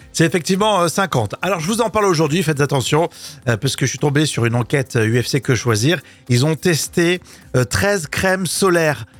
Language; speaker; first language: French; native; French